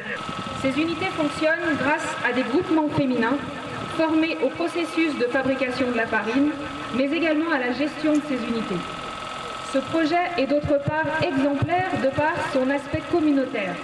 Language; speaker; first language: French; native; French